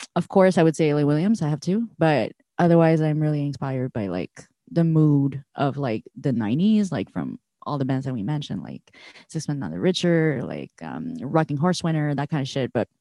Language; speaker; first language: English; native; English